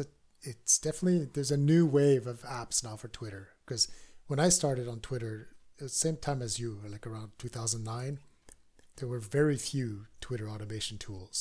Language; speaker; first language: English; non-native, fluent; French